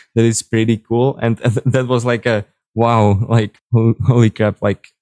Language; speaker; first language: English; non-native, fluent; Czech